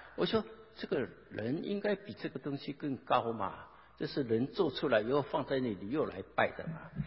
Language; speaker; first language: Chinese; non-native, local second language; Hakka Chinese